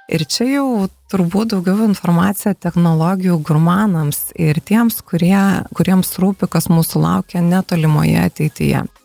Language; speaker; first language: Lithuanian; native; Lithuanian